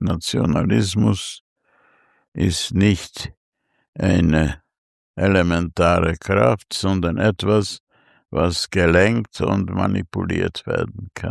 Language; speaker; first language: German; non-native, fluent; Hungarian